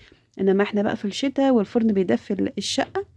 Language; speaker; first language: Arabic; native; Arabic